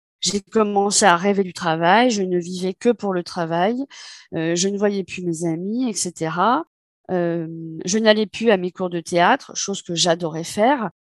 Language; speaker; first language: French; native; French